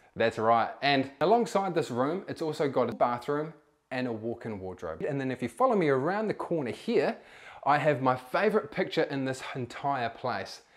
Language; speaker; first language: English; native; English